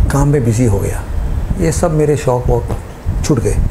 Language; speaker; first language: Hindi; non-native, local second language; Gujarati